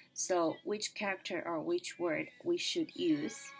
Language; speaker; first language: English; non-native, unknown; Chinese